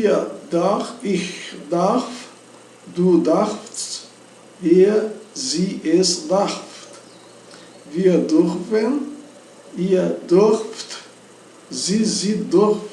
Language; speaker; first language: German; non-native, learner; Portuguese